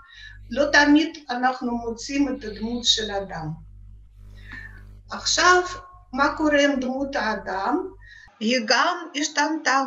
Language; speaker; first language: Hebrew; non-native, fluent; Russian